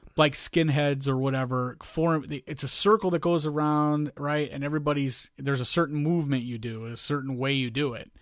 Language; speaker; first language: English; native; English